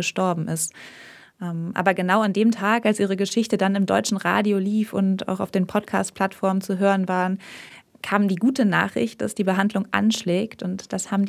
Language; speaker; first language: German; native; German